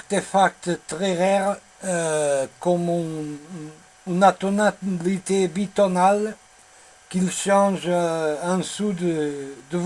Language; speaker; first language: French; non-native, learner; Portuguese